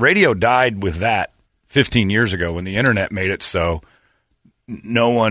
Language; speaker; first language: English; native; English